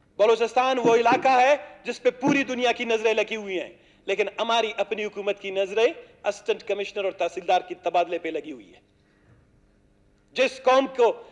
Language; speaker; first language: Urdu; non-native, local second language; Baluchi